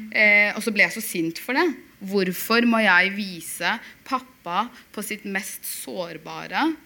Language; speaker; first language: Norwegian; early bilingual, other home language; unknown